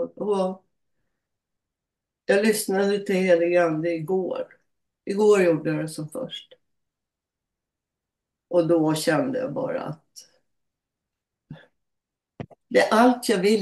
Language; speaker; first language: Swedish; native; Swedish